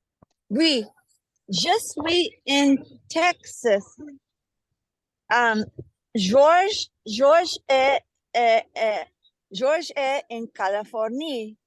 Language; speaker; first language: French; non-native, learner; English